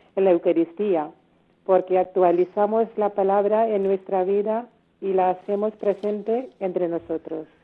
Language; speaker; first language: Spanish; non-native, learner; Malayalam